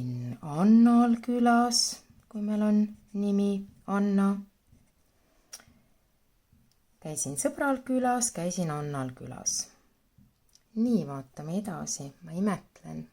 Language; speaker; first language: Estonian; non-native, local second language; Russian